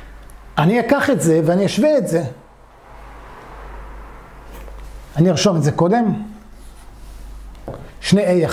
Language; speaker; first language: Hebrew; native; Hebrew